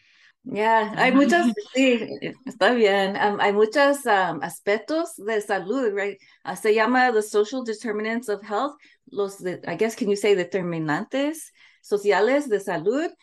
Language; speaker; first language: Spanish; early bilingual, heritage; English